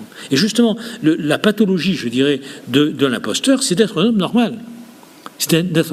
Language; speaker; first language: French; native; French